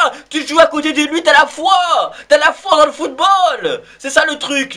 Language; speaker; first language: French; native; French